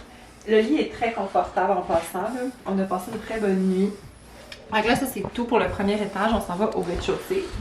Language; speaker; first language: French; native; French